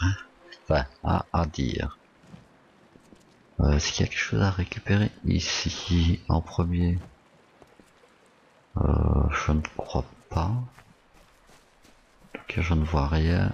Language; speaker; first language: French; native; French